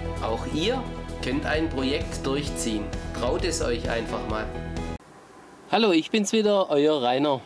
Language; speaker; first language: German; native; German